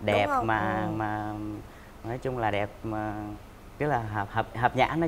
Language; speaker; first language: Vietnamese; native; Vietnamese